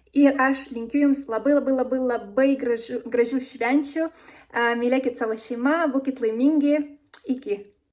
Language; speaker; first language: Lithuanian; early bilingual, other home language; Spanish